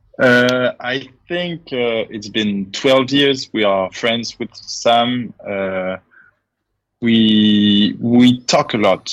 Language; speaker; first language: English; non-native, fluent; French